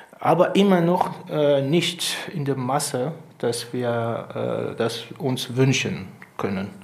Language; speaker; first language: German; non-native, fluent; Persian